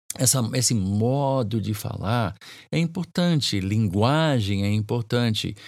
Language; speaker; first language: Portuguese; non-native, fluent; English